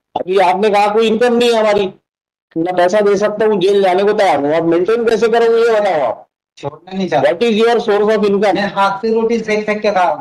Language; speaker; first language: Hindi; native; Hindi